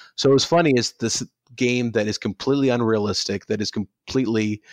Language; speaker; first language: English; native; English